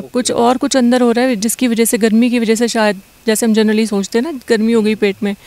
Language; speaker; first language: Hindi; native; Hindi